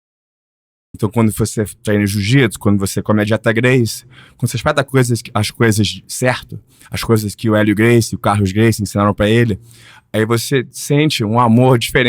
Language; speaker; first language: Portuguese; early bilingual, heritage; Portuguese